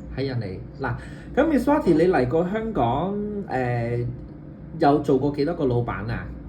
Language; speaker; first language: Cantonese; native; Cantonese